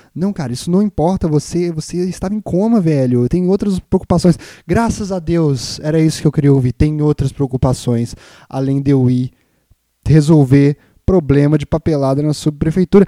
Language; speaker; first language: Portuguese; native; Portuguese